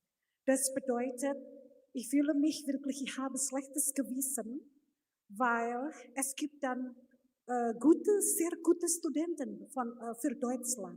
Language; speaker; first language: German; non-native, fluent; Indonesian